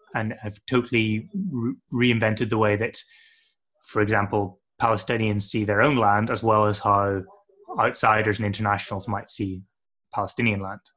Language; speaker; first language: English; native; English